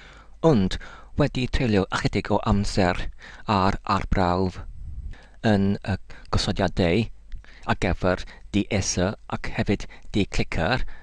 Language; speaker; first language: Welsh; non-native, learner; English